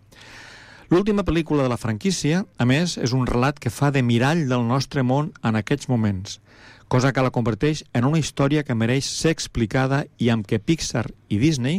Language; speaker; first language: Catalan; native; Catalan